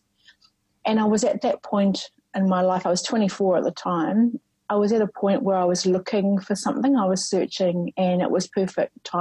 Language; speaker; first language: English; native; English